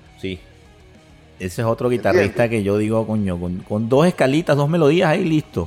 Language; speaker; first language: Spanish; native; Spanish